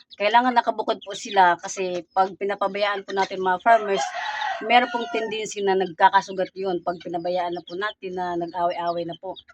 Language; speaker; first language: Filipino; non-native, local second language; Cebuano